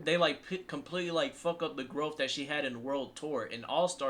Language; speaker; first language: English; native; English